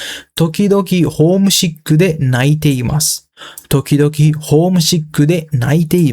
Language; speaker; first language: Japanese; non-native, fluent; Sinhala